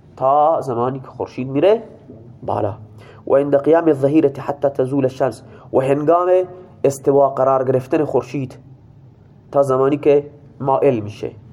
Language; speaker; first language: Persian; non-native, local second language; Baluchi